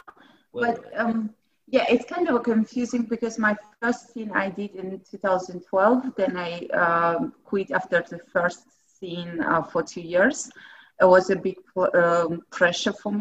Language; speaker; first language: English; non-native, fluent; Russian